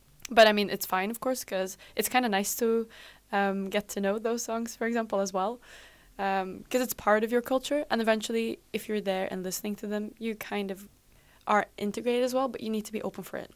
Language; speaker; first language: English; non-native, fluent; Dutch